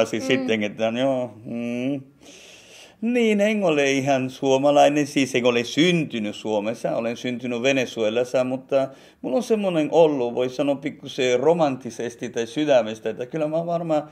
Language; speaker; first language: Finnish; non-native, fluent; Spanish